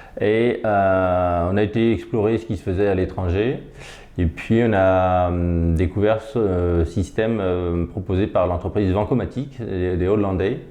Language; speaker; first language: French; native; French